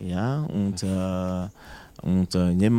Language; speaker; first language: German; non-native, learner; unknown